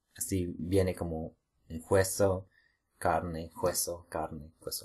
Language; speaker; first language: Spanish; non-native, fluent; English